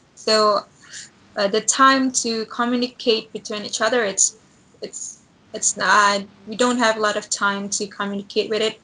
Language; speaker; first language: English; non-native, learner; Indonesian